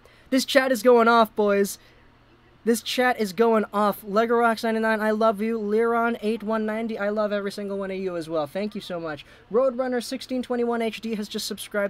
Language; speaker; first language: English; native; English